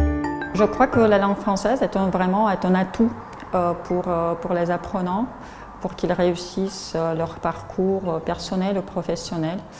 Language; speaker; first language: French; non-native, fluent; Russian